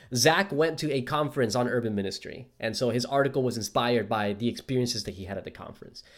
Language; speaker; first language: English; native; English